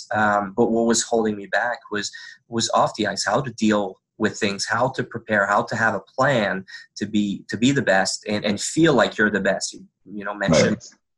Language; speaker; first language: English; non-native, fluent; French